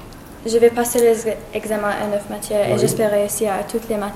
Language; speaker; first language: French; non-native, learner; English